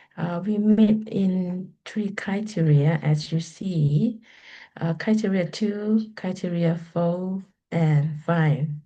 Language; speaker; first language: English; non-native, learner; Lao